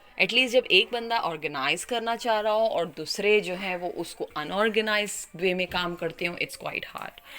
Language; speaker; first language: Urdu; native; Urdu